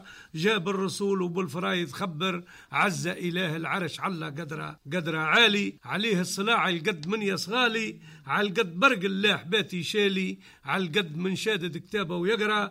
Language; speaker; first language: Arabic; native; Arabic